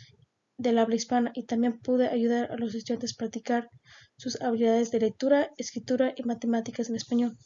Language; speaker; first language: Spanish; early bilingual, heritage; Spanish